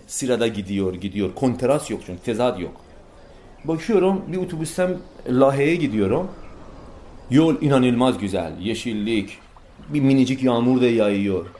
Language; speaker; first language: Turkish; non-native, fluent; Persian